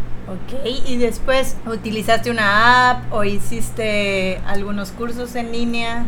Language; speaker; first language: Spanish; native; Spanish